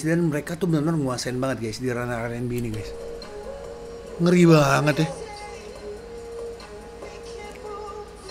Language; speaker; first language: Indonesian; native; Indonesian